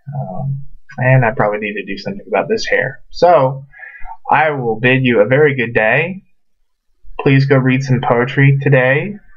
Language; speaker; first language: English; native; English